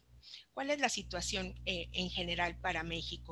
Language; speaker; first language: Spanish; native; Spanish